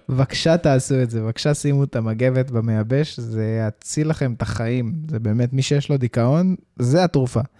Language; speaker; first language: Hebrew; early bilingual, heritage; Hebrew